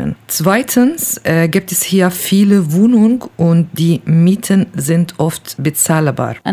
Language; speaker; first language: German; non-native, learner; Kurdish